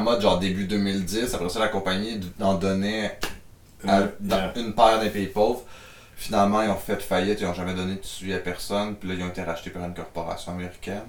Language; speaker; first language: French; native; French